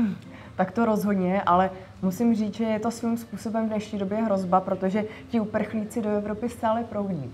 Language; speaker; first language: Czech; native; Czech